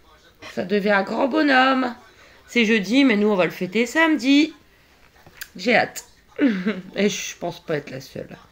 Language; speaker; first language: French; native; French